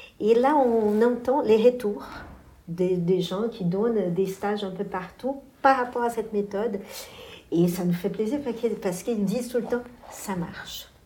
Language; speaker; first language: French; non-native, fluent; Portuguese